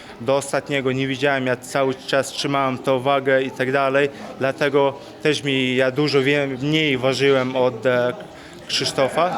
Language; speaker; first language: Polish; non-native, fluent; Chechen